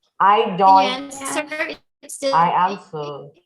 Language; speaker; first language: English; non-native, learner; Vietnamese